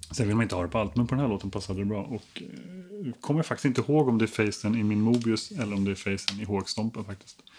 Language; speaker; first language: Swedish; native; Swedish